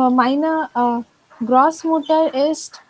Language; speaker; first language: German; non-native, learner; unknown